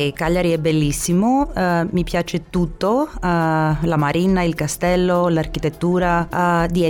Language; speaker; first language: Italian; non-native, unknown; Greek